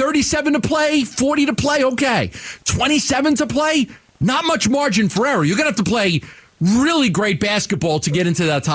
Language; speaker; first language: English; native; English